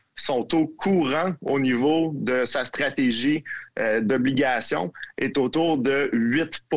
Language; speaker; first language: French; native; French